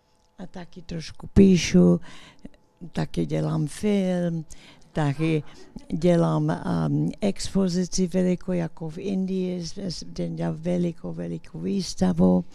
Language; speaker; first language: Czech; early bilingual, heritage; English